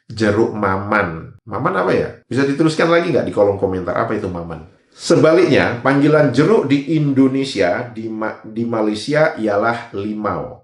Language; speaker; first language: Indonesian; native; Indonesian